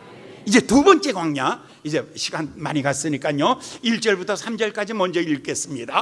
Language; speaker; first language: Korean; native; Korean